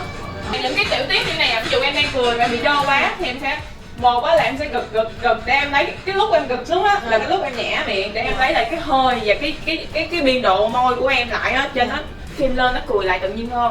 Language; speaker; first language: Vietnamese; native; Vietnamese